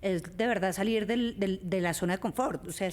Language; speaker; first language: Spanish; native; Spanish